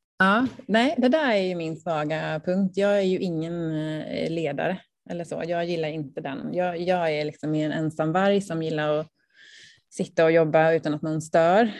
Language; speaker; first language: Swedish; native; Swedish